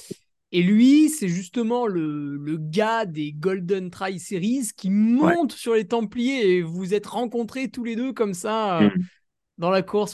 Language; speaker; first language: French; native; French